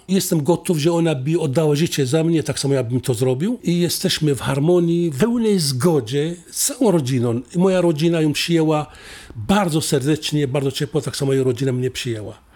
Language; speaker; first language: Polish; non-native, fluent; Assyrian Neo-Aramaic